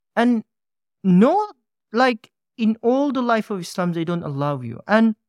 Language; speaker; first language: English; non-native, fluent; Uyghur